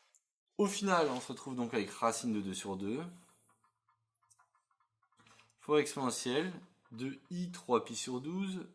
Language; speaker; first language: French; native; French